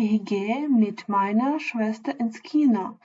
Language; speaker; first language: German; non-native, fluent; Ukrainian